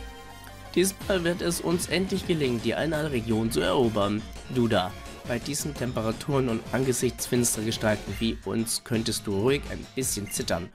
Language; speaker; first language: German; native; German